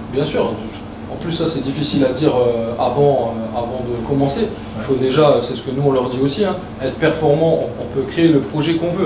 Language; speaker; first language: French; native; French